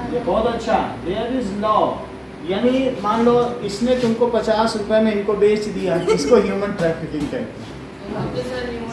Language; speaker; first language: Hindi; native; Hindi